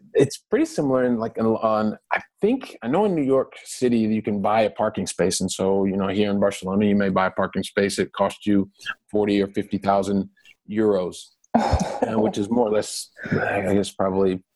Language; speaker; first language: English; native; English